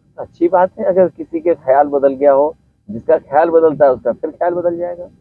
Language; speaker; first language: Hindi; native; Hindi